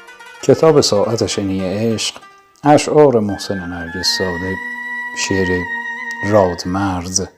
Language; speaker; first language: Persian; native; Persian